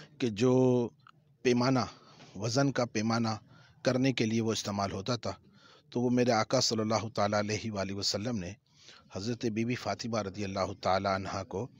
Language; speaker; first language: Urdu; native; Urdu